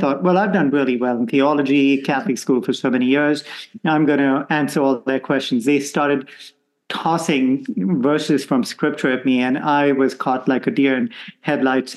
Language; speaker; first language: English; non-native, local second language; Konkani